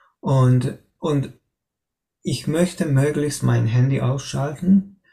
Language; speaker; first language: German; non-native, learner; Hungarian